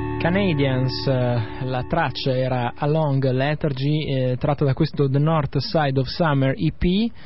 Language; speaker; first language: Italian; native; Italian